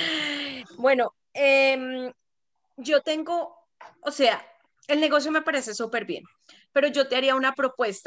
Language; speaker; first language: Spanish; native; Spanish